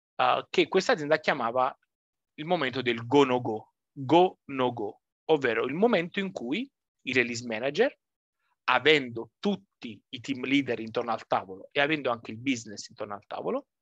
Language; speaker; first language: Italian; native; Italian